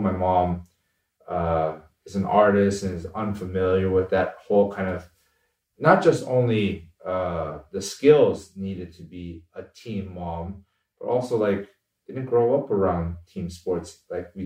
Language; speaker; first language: English; native; English